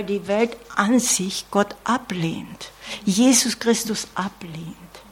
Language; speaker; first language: German; non-native, fluent; English